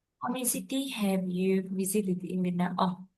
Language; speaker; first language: English; non-native, learner; Vietnamese